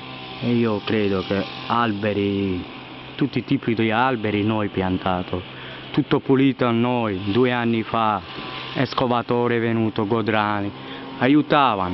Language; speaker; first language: Italian; non-native, learner; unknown